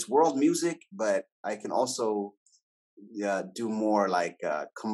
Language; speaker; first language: English; native; English